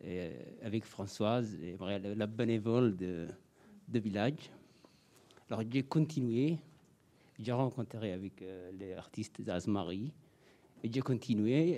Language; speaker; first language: French; non-native, learner; Somali